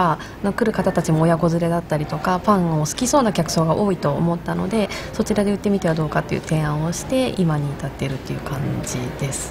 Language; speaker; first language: Japanese; native; Japanese